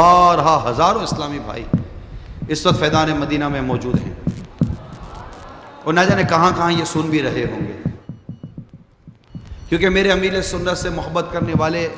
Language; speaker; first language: Urdu; native; Urdu